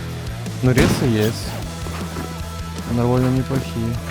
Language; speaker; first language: Russian; native; Russian